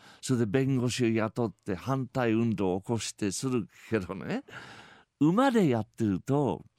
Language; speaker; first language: Japanese; non-native, fluent; English